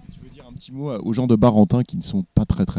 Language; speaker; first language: French; native; French